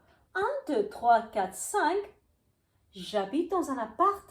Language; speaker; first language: French; non-native, fluent; English